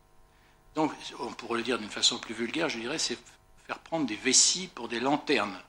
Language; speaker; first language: French; native; French